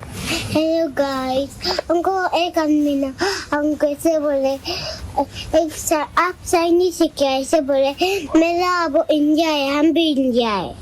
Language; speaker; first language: Hindi; non-native, local second language; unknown